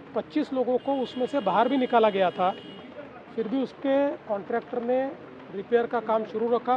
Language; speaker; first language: Hindi; non-native, local second language; Marathi